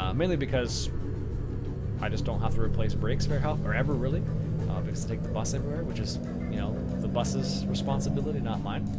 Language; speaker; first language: English; native; English